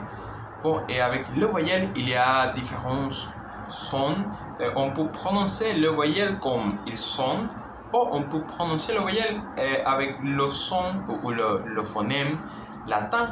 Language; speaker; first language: French; non-native, learner; Spanish